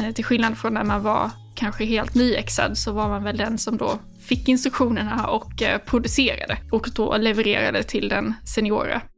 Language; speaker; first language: Swedish; native; Swedish